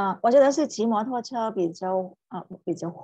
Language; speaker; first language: Chinese; non-native, fluent; Vietnamese